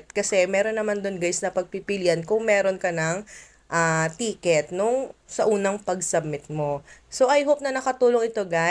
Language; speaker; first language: Filipino; native; Filipino